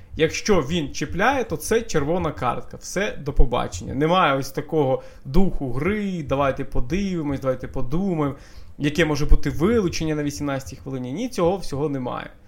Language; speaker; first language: Ukrainian; native; Ukrainian